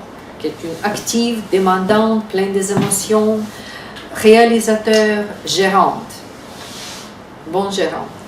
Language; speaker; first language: French; non-native, fluent; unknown